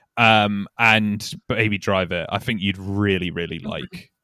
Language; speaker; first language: English; native; English